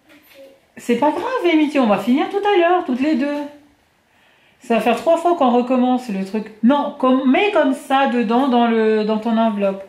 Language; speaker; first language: French; native; French